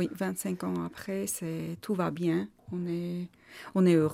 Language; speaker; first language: French; non-native, learner; Armenian